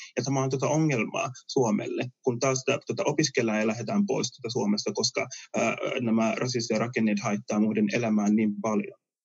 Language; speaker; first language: Finnish; early bilingual, other home language; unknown